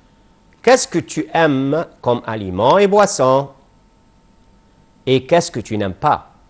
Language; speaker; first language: French; non-native, fluent; Arabic